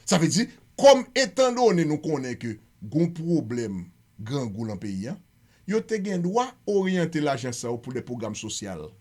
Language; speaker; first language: Haitian Creole; native; Haitian Creole